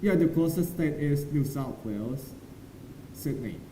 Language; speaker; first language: English; non-native, learner; Thai